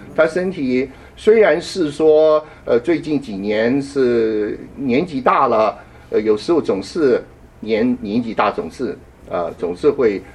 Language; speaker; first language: Chinese; early bilingual, heritage; Japanese